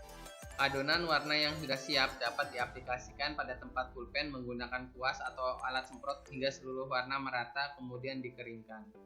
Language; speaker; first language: Indonesian; native; Indonesian